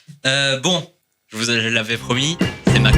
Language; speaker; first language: French; native; French